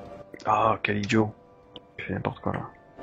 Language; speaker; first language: French; native; French